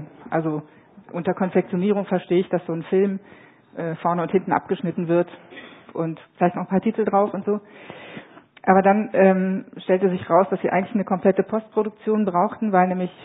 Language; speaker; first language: German; native; German